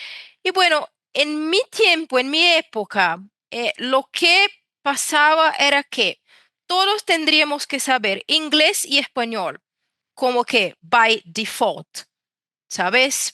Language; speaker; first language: Spanish; non-native, fluent; Portuguese